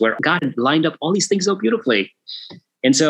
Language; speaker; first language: English; non-native, local second language; Tamil